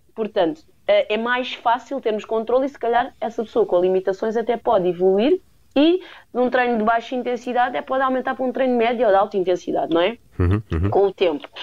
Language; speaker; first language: Portuguese; native; Portuguese